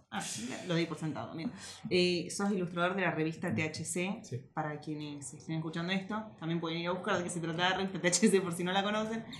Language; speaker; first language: Spanish; native; Spanish